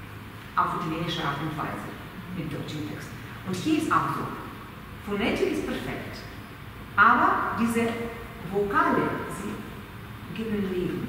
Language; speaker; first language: German; non-native, fluent; Russian